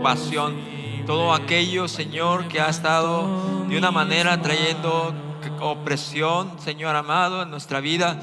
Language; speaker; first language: Spanish; native; Spanish